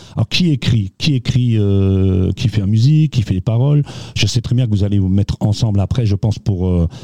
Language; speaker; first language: French; non-native, local second language; Swiss German